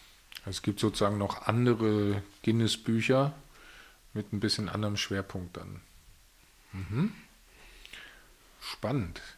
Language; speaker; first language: German; native; German